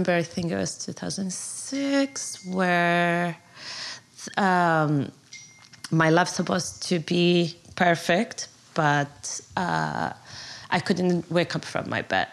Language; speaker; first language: English; non-native, fluent; Arabic